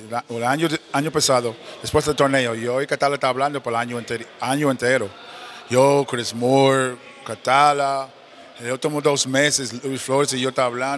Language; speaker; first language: Spanish; non-native, learner; English